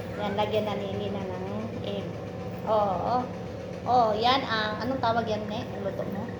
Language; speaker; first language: Filipino; non-native, local second language; Cebuano